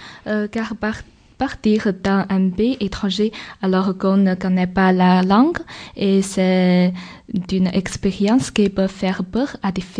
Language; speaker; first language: French; non-native, learner; Chinese